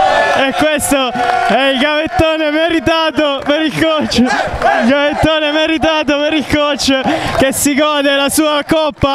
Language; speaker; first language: Italian; native; Italian